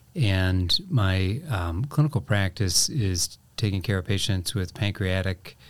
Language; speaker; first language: English; native; English